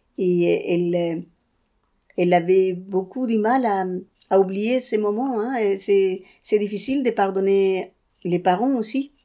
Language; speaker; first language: French; non-native, fluent; Spanish